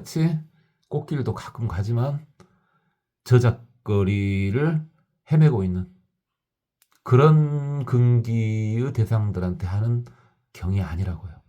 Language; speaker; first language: Korean; native; Korean